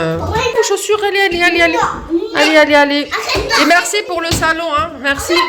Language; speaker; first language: French; native; French